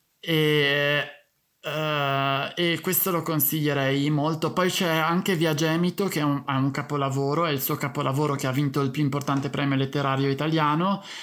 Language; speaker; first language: Italian; native; Italian